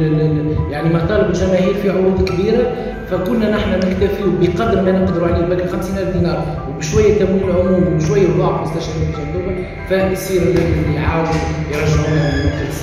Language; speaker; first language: Arabic; native; Arabic